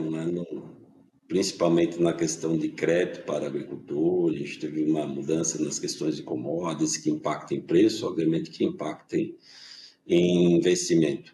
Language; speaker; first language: Portuguese; native; Portuguese